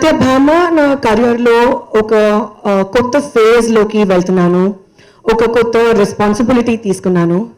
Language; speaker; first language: Telugu; non-native, learner; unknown